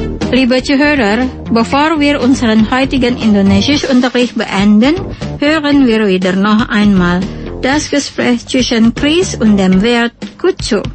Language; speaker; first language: German; non-native, local second language; Indonesian